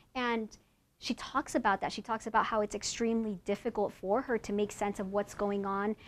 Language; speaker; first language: English; native; English